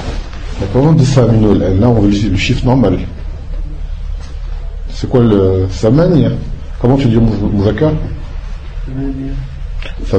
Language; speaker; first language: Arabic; non-native, fluent; French